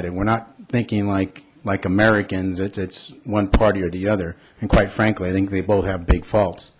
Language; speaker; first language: English; early bilingual, other home language; Spanish